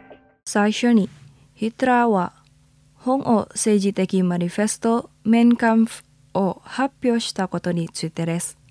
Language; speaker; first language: Japanese; non-native, fluent; Indonesian